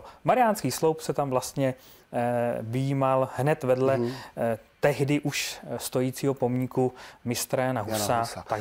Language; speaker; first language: Czech; native; Czech